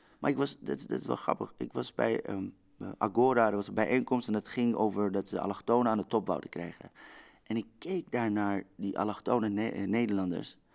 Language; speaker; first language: Dutch; early bilingual, other home language; Persian